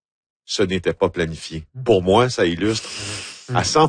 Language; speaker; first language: French; native; French